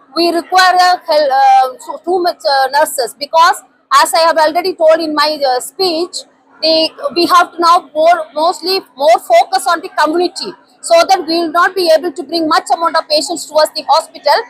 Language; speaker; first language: English; non-native, local second language; Tamil